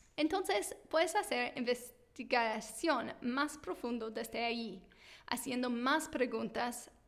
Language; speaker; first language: Spanish; non-native, fluent; English